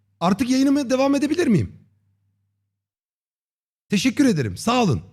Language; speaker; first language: Turkish; native; Turkish